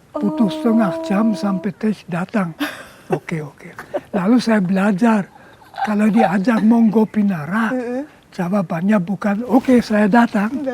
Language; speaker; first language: Indonesian; non-native, fluent; German